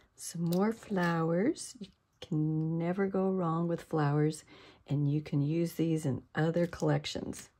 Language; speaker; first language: English; native; English